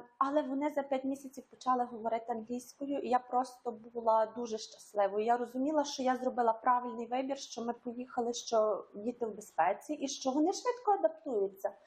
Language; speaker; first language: Ukrainian; native; Ukrainian